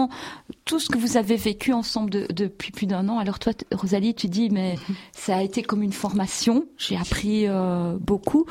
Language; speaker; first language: French; native; French